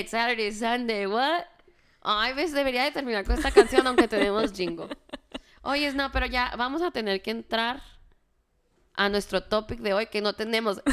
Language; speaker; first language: Spanish; early bilingual, heritage; Spanish